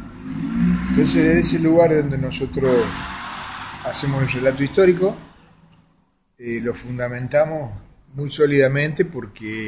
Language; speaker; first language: Spanish; native; Spanish